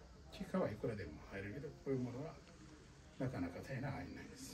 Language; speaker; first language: Japanese; non-native, fluent; Turkish